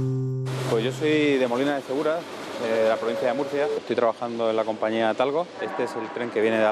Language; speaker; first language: Spanish; native; Spanish